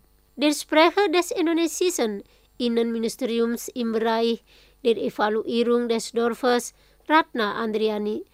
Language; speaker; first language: German; non-native, fluent; Indonesian